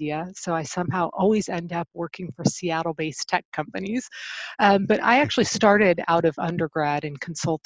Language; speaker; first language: English; native; English